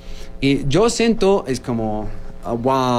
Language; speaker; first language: Spanish; non-native, learner; Arabic